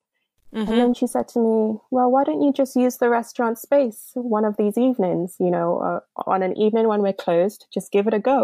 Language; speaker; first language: English; non-native, local second language; Yoruba